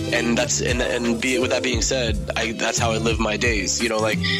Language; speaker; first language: English; native; English